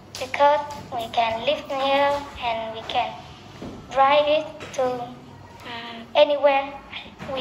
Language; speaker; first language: English; non-native, learner; Vietnamese